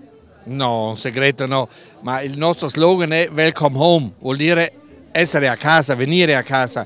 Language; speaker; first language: Italian; non-native, local second language; German